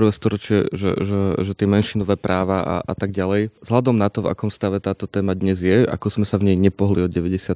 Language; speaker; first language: Slovak; native; Slovak